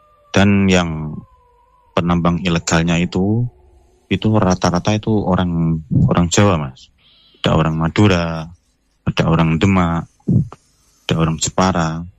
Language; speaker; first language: Indonesian; non-native, local second language; Javanese